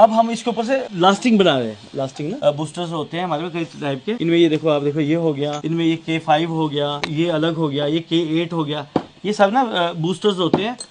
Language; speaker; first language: Hindi; native; Hindi